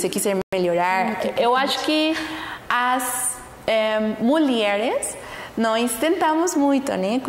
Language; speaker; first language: Portuguese; non-native, learner; Spanish